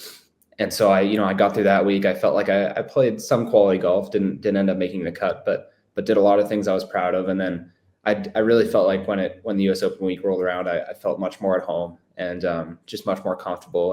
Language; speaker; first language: English; native; English